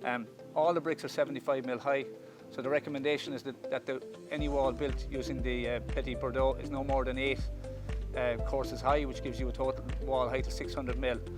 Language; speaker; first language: English; native; English